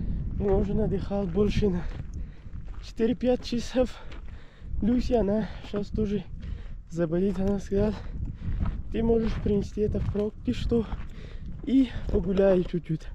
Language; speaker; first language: Russian; non-native, learner; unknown